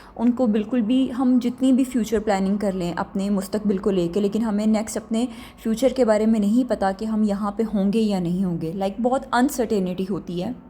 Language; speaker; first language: Urdu; native; Urdu